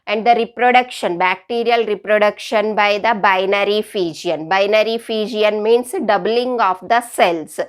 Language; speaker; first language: English; non-native, local second language; Telugu